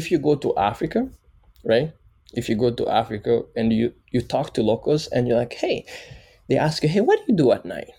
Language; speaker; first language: English; non-native, local second language; Kinyarwanda